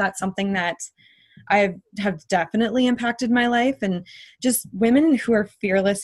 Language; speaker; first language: English; native; English